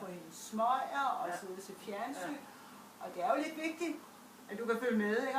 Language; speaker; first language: Danish; native; Danish